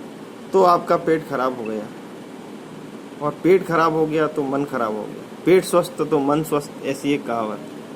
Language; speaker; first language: Hindi; native; Hindi